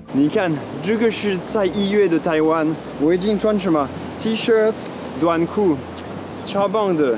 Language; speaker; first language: Chinese; non-native, fluent; French